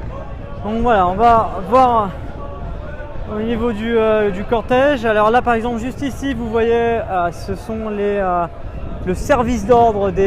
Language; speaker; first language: French; native; French